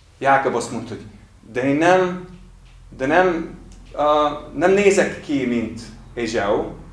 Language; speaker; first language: Hungarian; non-native, fluent; English